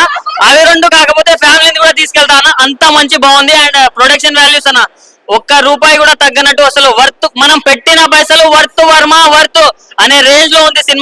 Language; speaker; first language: Telugu; native; Telugu